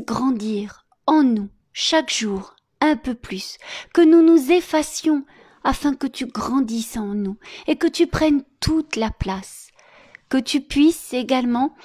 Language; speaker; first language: French; native; French